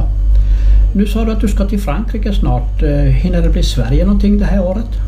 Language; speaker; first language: Swedish; native; Swedish